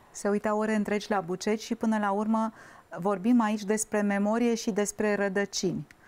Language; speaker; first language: Romanian; native; Romanian